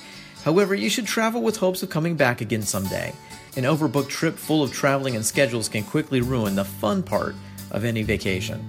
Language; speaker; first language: English; native; English